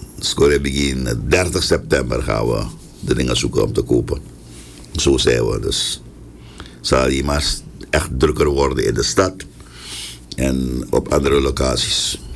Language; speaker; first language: Dutch; native; Dutch